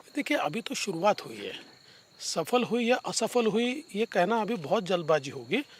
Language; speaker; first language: Hindi; non-native, local second language; Marathi